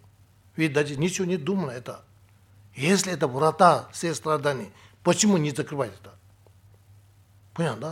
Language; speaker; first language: Russian; non-native, learner; Tibetan